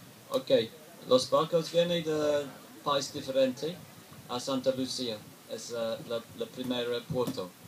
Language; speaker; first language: Spanish; non-native, learner; English